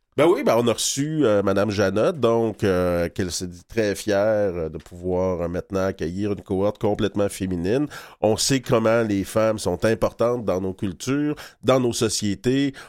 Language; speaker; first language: French; native; French